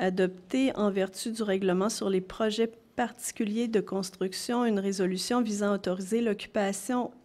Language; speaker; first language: French; native; French